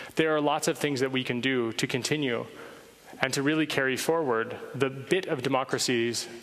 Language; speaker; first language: English; native; English